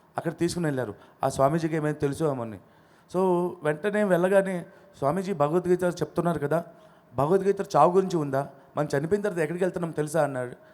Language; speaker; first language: Telugu; non-native, local second language; Odia